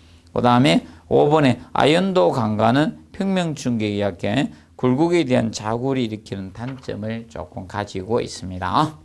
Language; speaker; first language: Korean; native; Korean